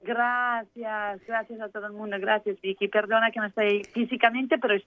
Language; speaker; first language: Spanish; native; Spanish